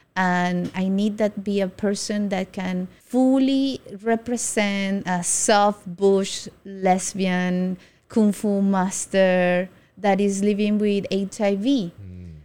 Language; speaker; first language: English; non-native, fluent; Spanish